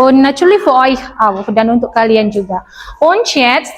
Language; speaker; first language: German; non-native, learner; Indonesian